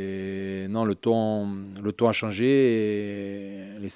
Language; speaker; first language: French; native; French